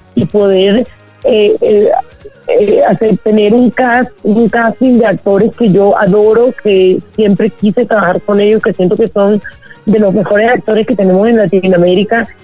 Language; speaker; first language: Spanish; native; Spanish